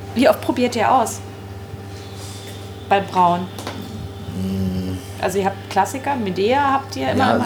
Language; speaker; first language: German; native; German